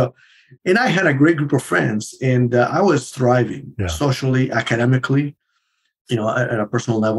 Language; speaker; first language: English; non-native, fluent; Spanish